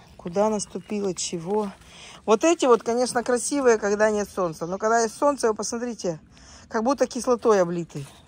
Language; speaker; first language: Russian; native; Russian